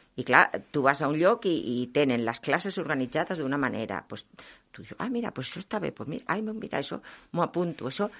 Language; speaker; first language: Catalan; non-native, local second language; Spanish